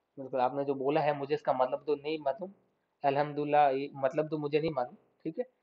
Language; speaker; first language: Hindi; native; Hindi